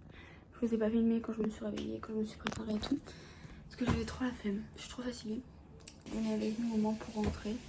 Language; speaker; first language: French; native; French